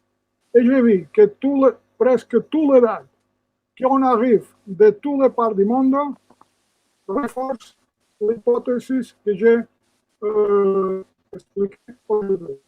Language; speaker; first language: French; non-native, fluent; Spanish